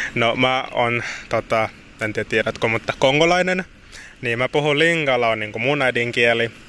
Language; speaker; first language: Finnish; early bilingual, other home language; Lingala